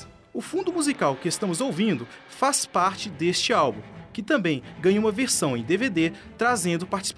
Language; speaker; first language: Portuguese; native; Portuguese